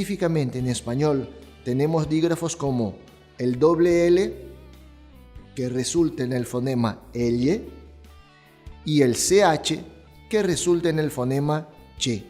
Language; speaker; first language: Spanish; non-native, fluent; Portuguese